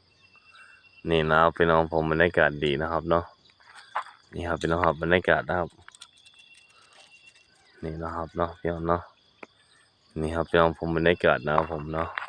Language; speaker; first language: Thai; non-native, local second language; Northeastern Thai